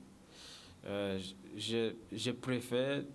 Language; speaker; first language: French; non-native, learner; Kinyarwanda